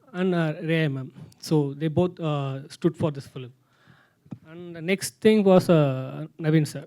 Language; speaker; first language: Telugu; non-native, learner; Tamil